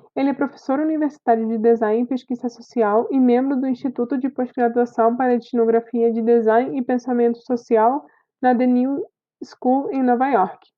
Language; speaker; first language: Portuguese; non-native, fluent; Spanish